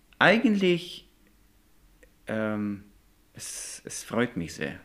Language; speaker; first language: German; non-native, learner; Russian